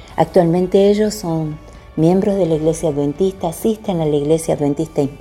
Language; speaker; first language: Spanish; native; Spanish